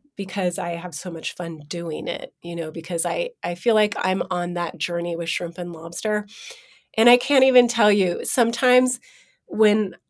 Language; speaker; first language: English; native; English